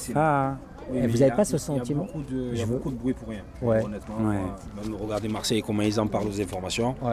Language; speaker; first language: French; native; French